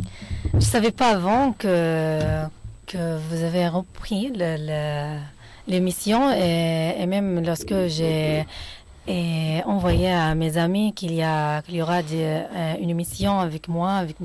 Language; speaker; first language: French; non-native, fluent; Arabic